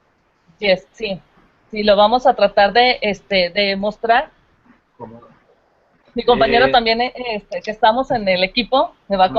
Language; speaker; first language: Spanish; native; Spanish